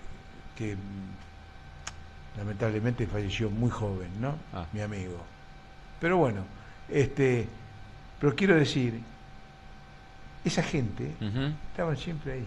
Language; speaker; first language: Spanish; native; Spanish